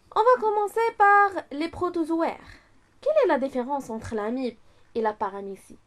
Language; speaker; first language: French; non-native, local second language; Arabic